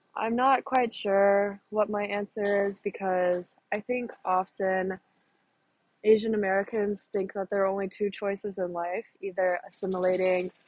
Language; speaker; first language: English; native; English